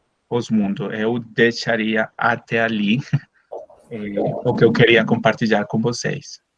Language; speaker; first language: Portuguese; non-native, fluent; Spanish